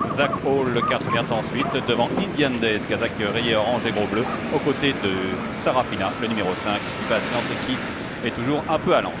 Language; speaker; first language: French; native; French